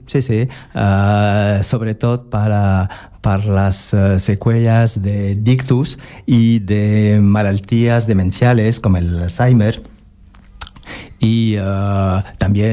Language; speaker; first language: Catalan; non-native, learner; French